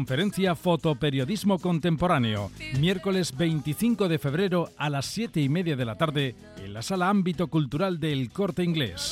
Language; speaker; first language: Spanish; native; Spanish